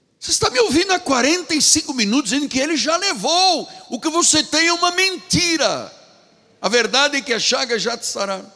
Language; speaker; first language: Portuguese; native; Portuguese